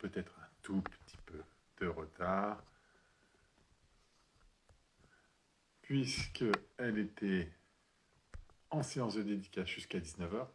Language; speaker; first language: French; native; French